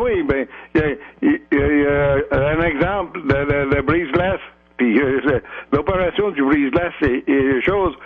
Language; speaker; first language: French; native; French